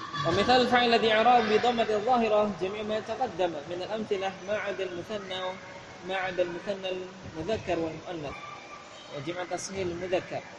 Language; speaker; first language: Arabic; non-native, fluent; Indonesian